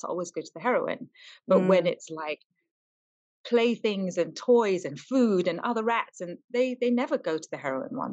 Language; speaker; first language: English; native; English